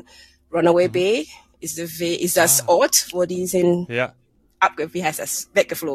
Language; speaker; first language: German; non-native, fluent; English